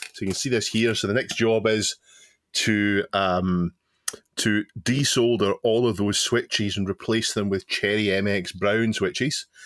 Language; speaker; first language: English; native; English